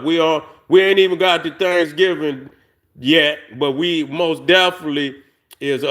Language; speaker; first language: English; native; English